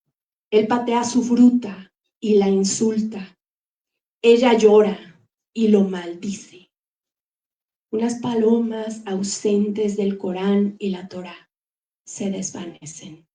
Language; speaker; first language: Spanish; native; Spanish